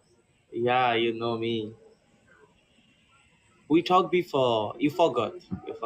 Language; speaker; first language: English; non-native, learner; Bangla